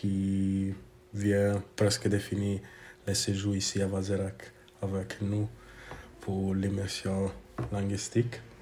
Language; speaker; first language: French; non-native, fluent; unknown